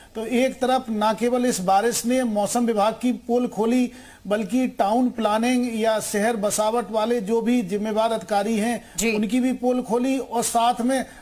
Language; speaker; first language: Hindi; native; Hindi